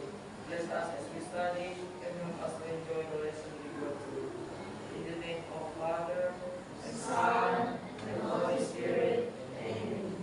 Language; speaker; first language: English; non-native, learner; Indonesian